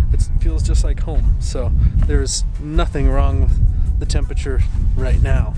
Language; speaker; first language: English; native; English